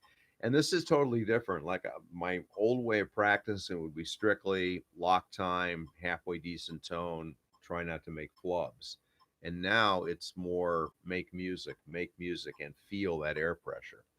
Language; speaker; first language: English; native; English